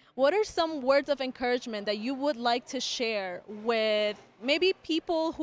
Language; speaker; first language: English; early bilingual, other home language; Spanish